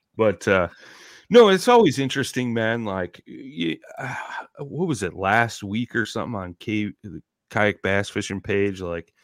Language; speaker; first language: English; native; English